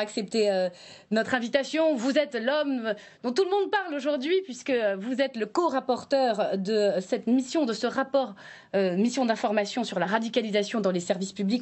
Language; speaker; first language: French; native; French